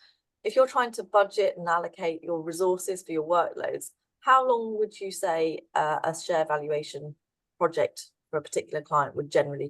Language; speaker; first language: English; native; English